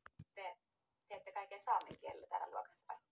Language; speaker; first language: Finnish; native; Finnish